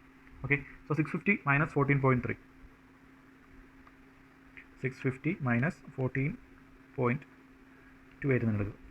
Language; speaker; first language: Malayalam; native; Malayalam